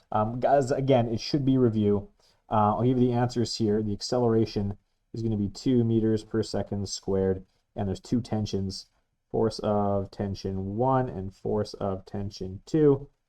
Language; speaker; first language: English; native; English